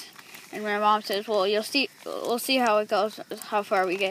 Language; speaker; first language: English; native; English